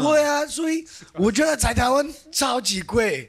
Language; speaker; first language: Chinese; non-native, fluent; Spanish